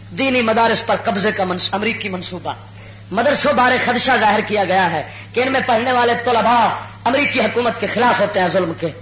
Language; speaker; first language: Urdu; non-native, local second language; Punjabi